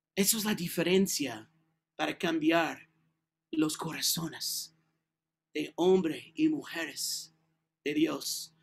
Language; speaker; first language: Spanish; non-native, learner; English